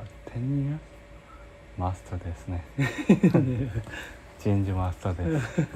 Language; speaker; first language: Japanese; non-native, learner; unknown